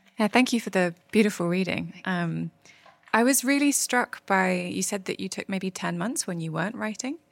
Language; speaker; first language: English; non-native, local second language; Cantonese